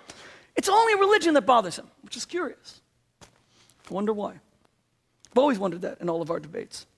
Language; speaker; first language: English; native; English